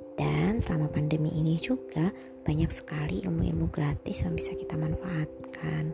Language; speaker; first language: Indonesian; native; Indonesian